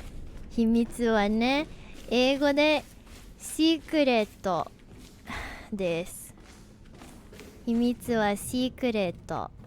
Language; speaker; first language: Japanese; non-native, learner; English